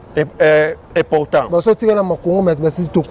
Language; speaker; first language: French; non-native, local second language; Lingala